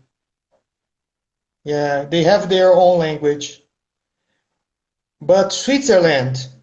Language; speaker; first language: English; non-native, fluent; Portuguese